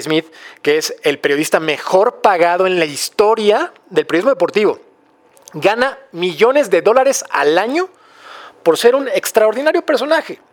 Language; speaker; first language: Spanish; native; Spanish